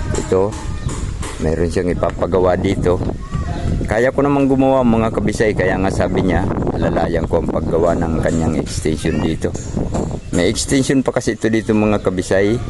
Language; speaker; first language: Filipino; non-native, local second language; Cebuano